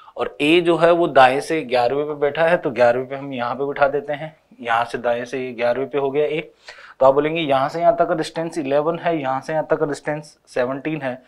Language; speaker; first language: Hindi; native; Hindi